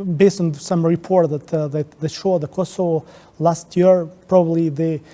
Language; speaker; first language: English; non-native, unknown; Albanian